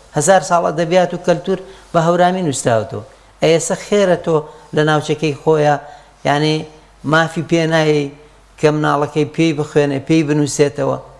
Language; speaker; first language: Central Kurdish; non-native, local second language; Gurani